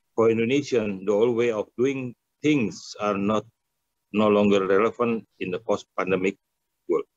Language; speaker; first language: English; non-native, fluent; Indonesian